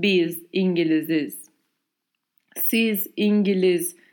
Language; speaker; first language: Turkish; non-native, learner; English